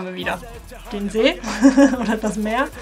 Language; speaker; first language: German; native; German